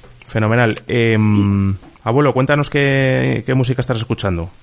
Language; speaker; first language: Spanish; native; Spanish